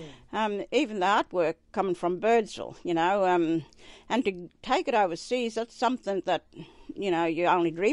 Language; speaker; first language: English; native; English